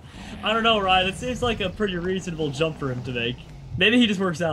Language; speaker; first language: English; native; English